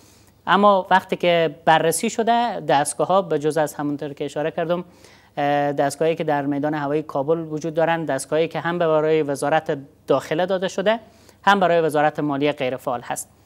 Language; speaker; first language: Persian; native; Persian